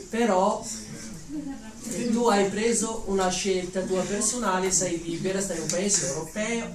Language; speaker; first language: Italian; non-native, learner; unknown